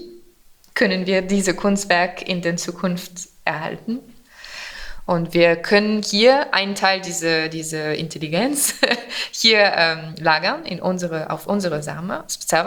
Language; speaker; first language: German; non-native, fluent; French